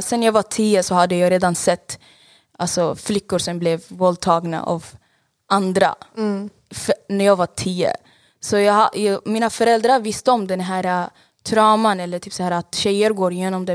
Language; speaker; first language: Swedish; non-native, fluent; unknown